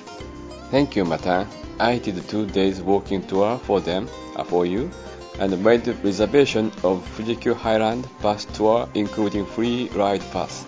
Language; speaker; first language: English; non-native, learner; Japanese